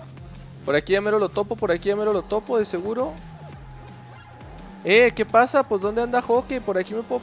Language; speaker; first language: Spanish; native; Spanish